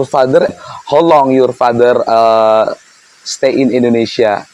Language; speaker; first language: English; non-native, learner; Indonesian